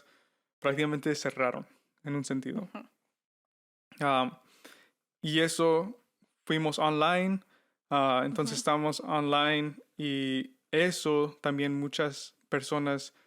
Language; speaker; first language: Spanish; early bilingual, heritage; Spanish